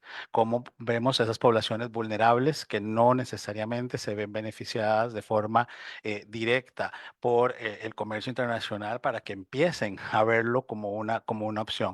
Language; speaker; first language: Spanish; native; Spanish